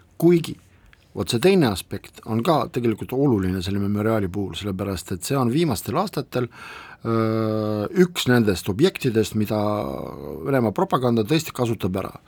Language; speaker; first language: Estonian; non-native, local second language; Russian